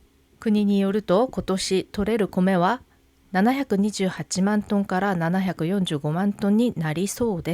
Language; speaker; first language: Japanese; non-native, fluent; Korean